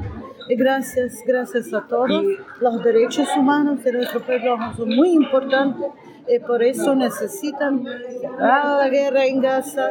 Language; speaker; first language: Spanish; non-native, learner; Arabic